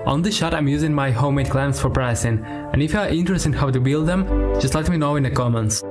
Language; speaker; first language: English; non-native, learner; Ukrainian